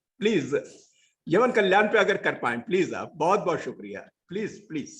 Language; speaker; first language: Hindi; native; Hindi